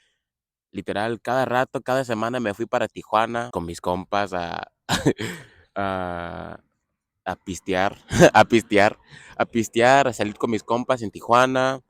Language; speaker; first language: Spanish; non-native, fluent; English